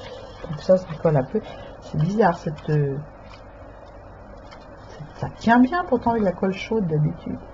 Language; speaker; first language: French; native; French